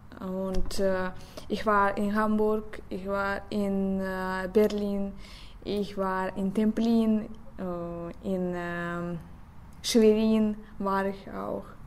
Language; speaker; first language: German; non-native, learner; Russian